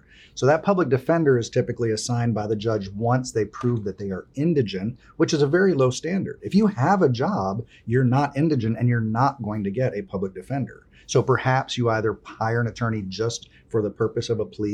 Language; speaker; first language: English; early bilingual, other home language; Spanish